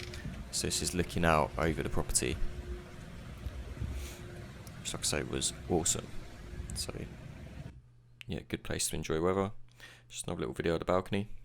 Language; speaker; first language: English; native; English